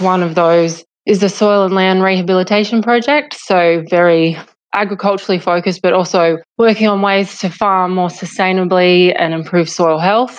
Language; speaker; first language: English; native; English